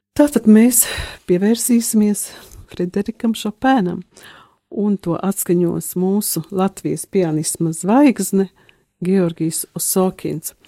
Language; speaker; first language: Latvian; native; Latvian